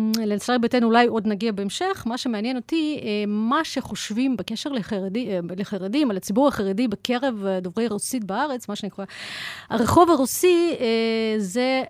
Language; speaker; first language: Hebrew; early bilingual, other home language; Russian